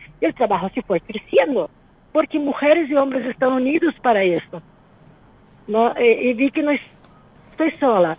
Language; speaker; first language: Spanish; non-native, fluent; Portuguese